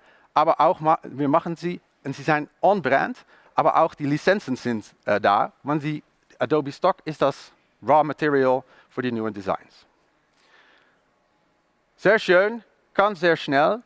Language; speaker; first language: German; non-native, learner; Dutch